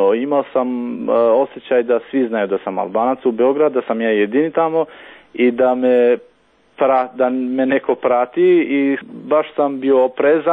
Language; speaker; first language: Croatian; non-native, local second language; Albanian